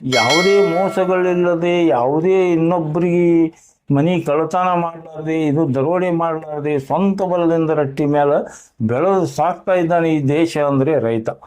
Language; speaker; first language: Kannada; native; Kannada